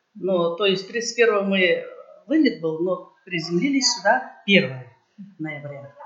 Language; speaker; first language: Russian; native; Russian